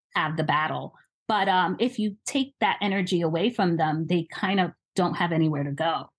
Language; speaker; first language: English; native; English